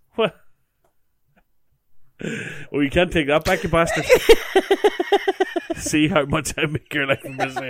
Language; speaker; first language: English; native; English